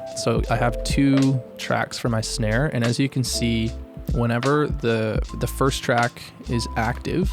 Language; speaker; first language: English; native; English